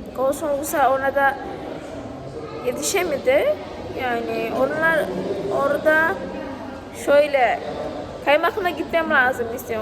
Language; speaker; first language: Turkish; non-native, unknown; Indonesian